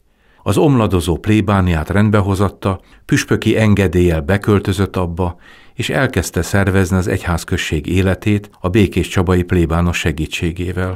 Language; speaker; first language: Hungarian; native; Hungarian